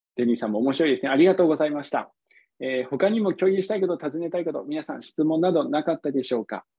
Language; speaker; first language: Japanese; non-native, fluent; English